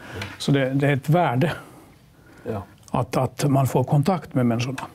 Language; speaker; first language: Swedish; non-native, local second language; Finnish